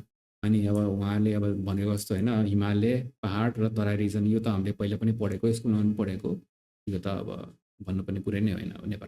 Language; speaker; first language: Nepali; native; Nepali